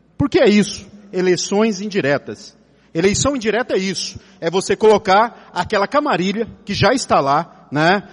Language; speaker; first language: Portuguese; native; Portuguese